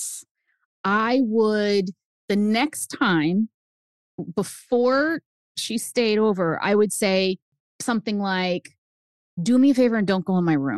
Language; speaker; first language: English; early bilingual, other home language; Spanish